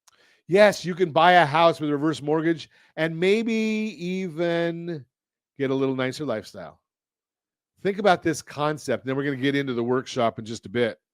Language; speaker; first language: English; native; English